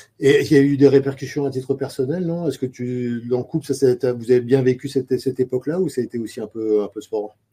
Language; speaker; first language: French; native; French